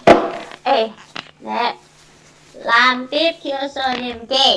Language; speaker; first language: Korean; non-native, learner; Indonesian